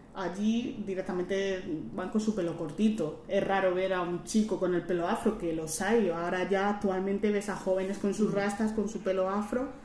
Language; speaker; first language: Spanish; native; Spanish